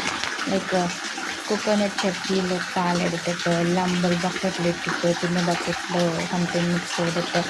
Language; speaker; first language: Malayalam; non-native, local second language; Telugu